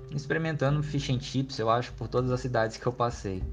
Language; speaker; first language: Portuguese; native; Portuguese